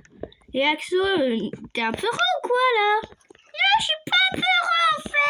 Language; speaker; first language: French; native; French